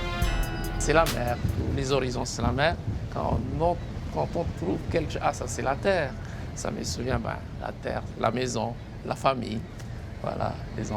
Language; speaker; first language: French; non-native, local second language; Malagasy